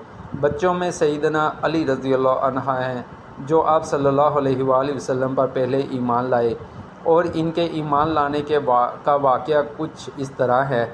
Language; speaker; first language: Urdu; native; Urdu